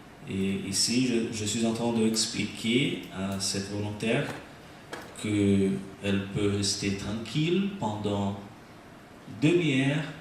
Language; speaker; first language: French; non-native, learner; Portuguese